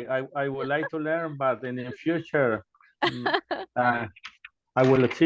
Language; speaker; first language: English; non-native, learner; Spanish